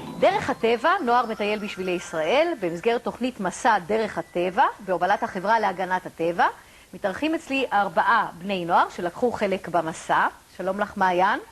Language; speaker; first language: Hebrew; native; Hebrew